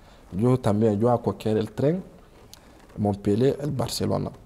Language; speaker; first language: Spanish; non-native, learner; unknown